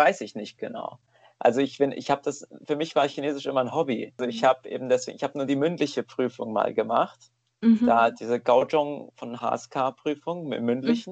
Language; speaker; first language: German; native; German